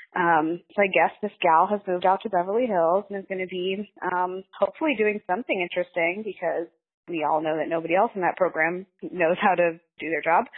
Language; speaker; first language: English; native; English